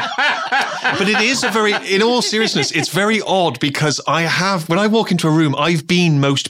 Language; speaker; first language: English; native; English